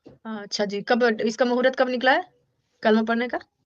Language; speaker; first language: Hindi; native; Hindi